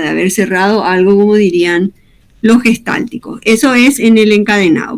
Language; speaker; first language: Spanish; native; Spanish